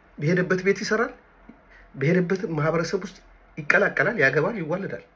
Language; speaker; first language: Amharic; native; Amharic